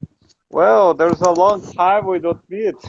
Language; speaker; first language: English; non-native, learner; Portuguese